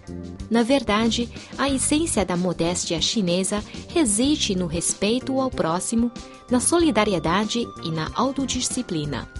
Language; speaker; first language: Portuguese; non-native, fluent; Chinese